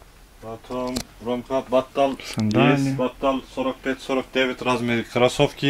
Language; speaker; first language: Russian; non-native, learner; Turkish